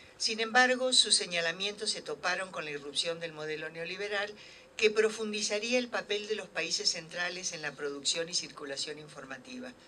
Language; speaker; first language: Spanish; native; Spanish